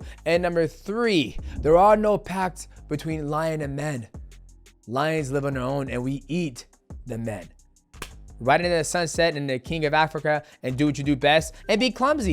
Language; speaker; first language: English; native; English